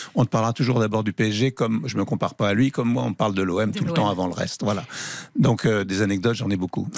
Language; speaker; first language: French; native; French